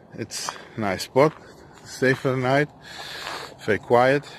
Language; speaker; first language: English; non-native, fluent; Dutch